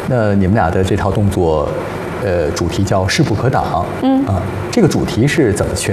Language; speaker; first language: Chinese; native; Chinese